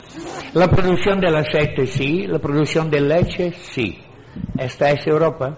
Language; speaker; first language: Spanish; non-native, fluent; Italian